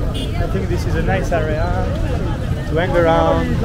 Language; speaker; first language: English; non-native, fluent; French